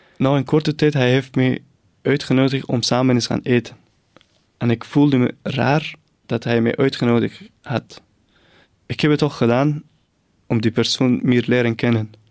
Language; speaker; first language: Dutch; non-native, fluent; Persian